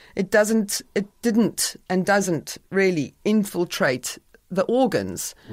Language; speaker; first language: English; native; English